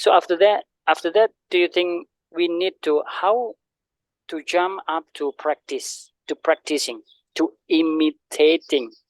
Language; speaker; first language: English; non-native, learner; Indonesian